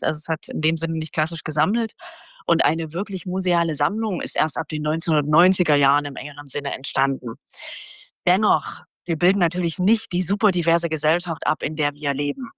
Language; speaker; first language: German; native; German